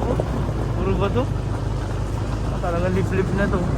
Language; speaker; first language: Filipino; native; Filipino